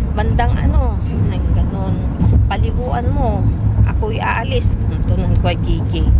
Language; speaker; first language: Filipino; non-native, local second language; Pangasinan